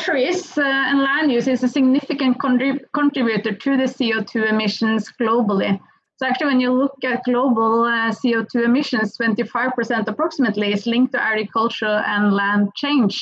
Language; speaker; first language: English; non-native, fluent; Norwegian